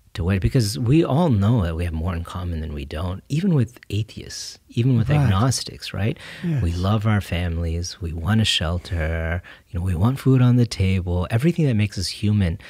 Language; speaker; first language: English; native; English